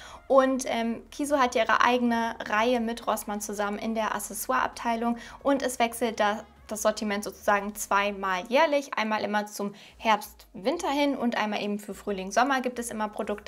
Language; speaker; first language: German; native; German